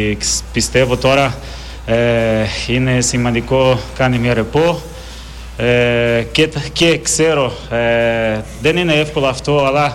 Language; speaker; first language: Greek; non-native, learner; Portuguese